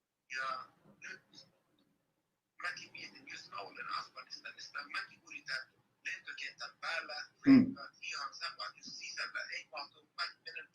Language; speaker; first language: Finnish; non-native, learner; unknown